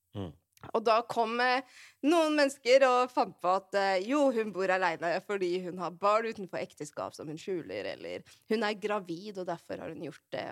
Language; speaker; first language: Norwegian; early bilingual, other home language; Arabic